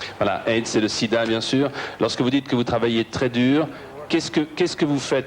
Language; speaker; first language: French; native; French